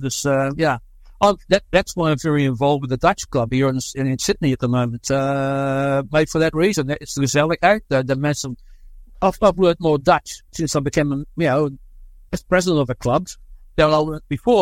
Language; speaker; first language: English; early bilingual, other home language; Dutch